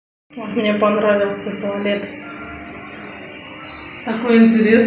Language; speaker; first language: Russian; non-native, local second language; Armenian